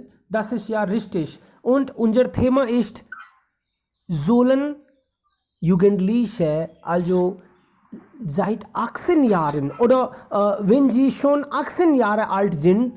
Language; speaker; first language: German; non-native, fluent; Hindi